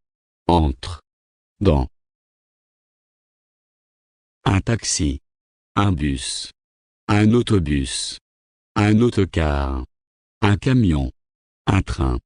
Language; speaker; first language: French; non-native, fluent; Arabic